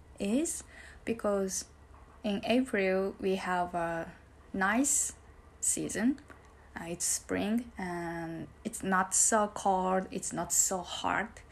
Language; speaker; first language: English; non-native, learner; Japanese